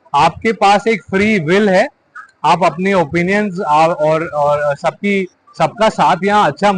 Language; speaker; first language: Hindi; non-native, local second language; Marathi